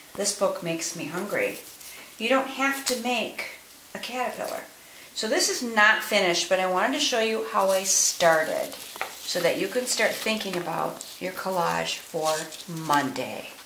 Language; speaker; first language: English; native; English